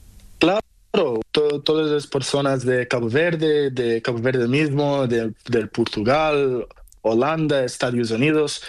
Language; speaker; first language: Spanish; non-native, learner; Portuguese